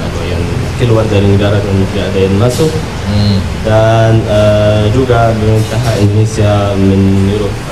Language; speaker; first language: Indonesian; non-native, fluent; Arabic